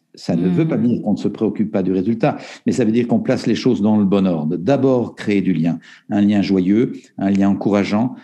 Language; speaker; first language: French; native; French